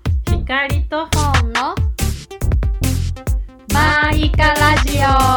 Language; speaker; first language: Japanese; non-native, fluent; Cantonese